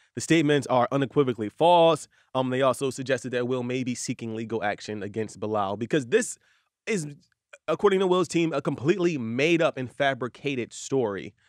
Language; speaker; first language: English; native; English